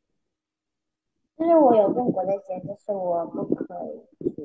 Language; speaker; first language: Chinese; non-native, learner; Vietnamese